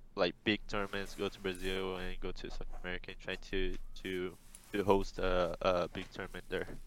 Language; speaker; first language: English; non-native, fluent; Portuguese